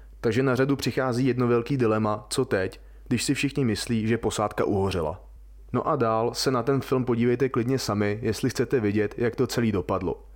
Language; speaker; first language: Czech; native; Czech